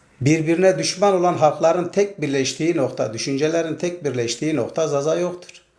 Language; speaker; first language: Turkish; non-native, local second language; Zaza